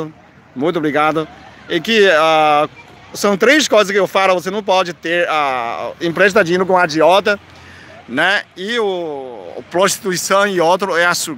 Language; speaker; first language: Portuguese; non-native, fluent; Chinese